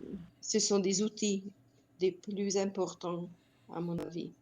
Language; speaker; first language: French; non-native, fluent; Hungarian